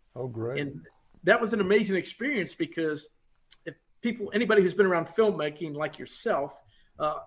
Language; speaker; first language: English; native; English